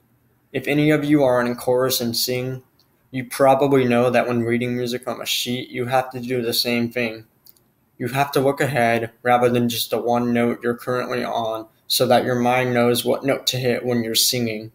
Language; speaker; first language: English; native; English